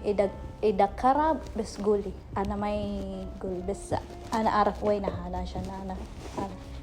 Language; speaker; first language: Arabic; non-native, learner; Filipino